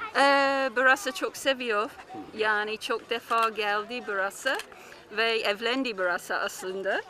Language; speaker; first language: Turkish; non-native, learner; English